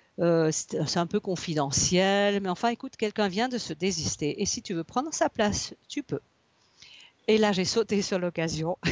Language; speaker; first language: French; native; French